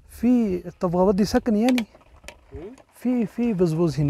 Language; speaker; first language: Arabic; non-native, learner; Urdu